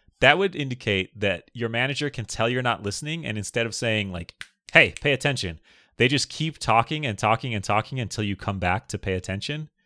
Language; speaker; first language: English; native; English